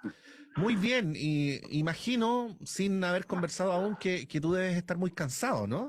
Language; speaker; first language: Spanish; native; Spanish